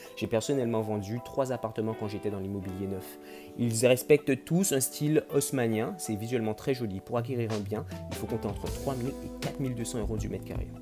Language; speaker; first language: French; native; French